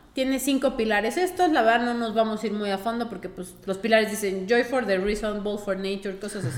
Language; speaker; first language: Spanish; native; Spanish